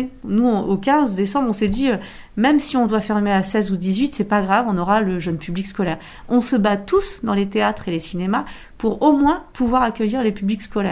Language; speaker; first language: French; native; French